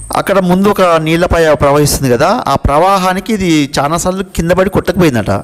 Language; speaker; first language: Telugu; native; Telugu